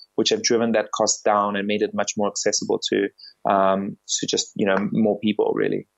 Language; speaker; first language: English; early bilingual, other home language; Bulgarian